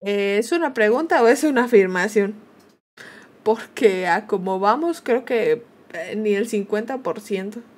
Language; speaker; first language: Spanish; native; Spanish